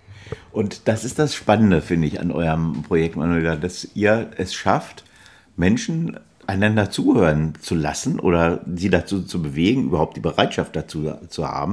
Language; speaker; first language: German; native; German